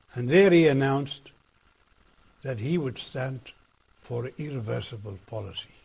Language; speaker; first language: English; non-native, local second language; Afrikaans